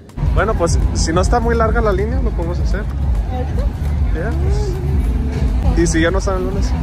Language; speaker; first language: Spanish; early bilingual, heritage; English